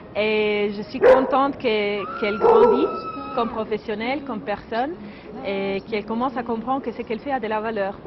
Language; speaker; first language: French; non-native, fluent; Italian